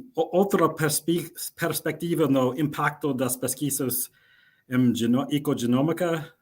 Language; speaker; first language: Portuguese; non-native, learner; English